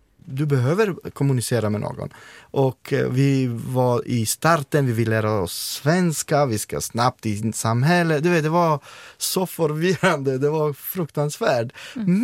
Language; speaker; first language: Swedish; non-native, fluent; Romany